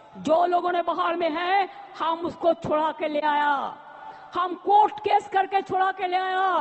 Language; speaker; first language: Hindi; non-native, local second language; Bangla